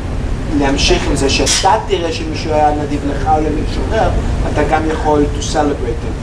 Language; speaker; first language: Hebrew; non-native, learner; English